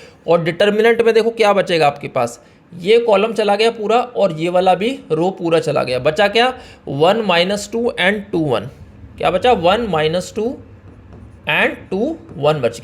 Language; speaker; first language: Hindi; native; Hindi